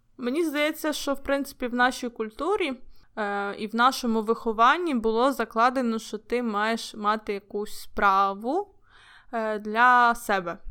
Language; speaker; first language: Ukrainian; native; Ukrainian